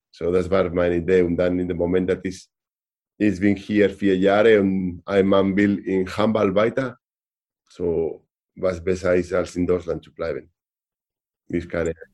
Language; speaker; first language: German; non-native, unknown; Spanish